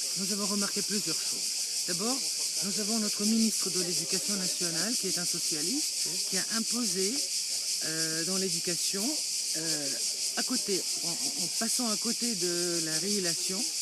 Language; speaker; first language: French; non-native, fluent; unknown